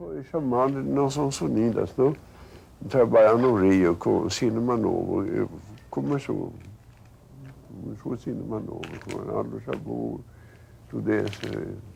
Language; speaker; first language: Portuguese; non-native, learner; Swedish